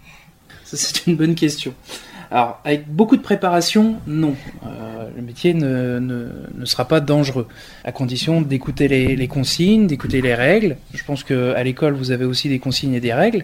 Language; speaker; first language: French; native; French